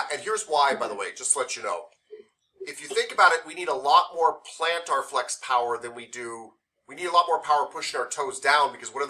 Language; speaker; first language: English; native; English